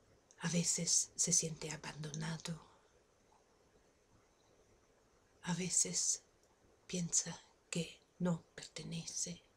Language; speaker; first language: Spanish; non-native, fluent; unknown